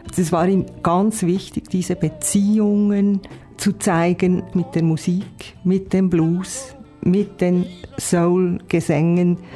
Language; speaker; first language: German; native; German